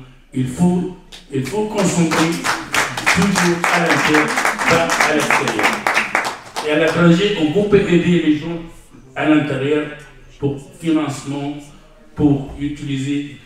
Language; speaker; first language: French; non-native, learner; Arabic